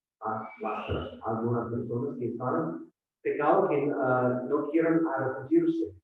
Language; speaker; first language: Spanish; non-native, fluent; English